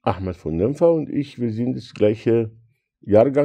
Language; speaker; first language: German; non-native, fluent; Arabic